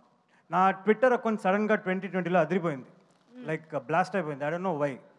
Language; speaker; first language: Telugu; non-native, learner; Tamil